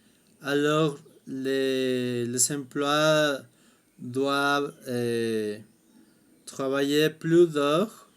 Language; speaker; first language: French; non-native, fluent; Spanish